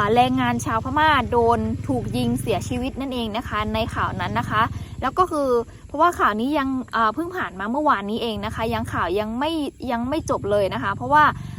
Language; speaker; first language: Thai; non-native, fluent; Shan